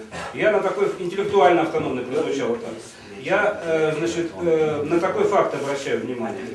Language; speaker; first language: Russian; native; Russian